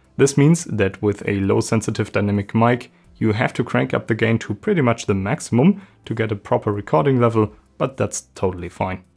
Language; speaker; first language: English; non-native, fluent; German